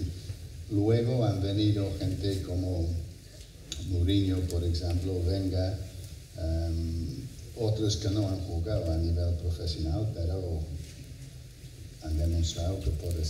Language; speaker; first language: Spanish; non-native, fluent; English